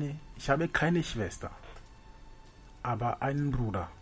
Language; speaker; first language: German; non-native, fluent; French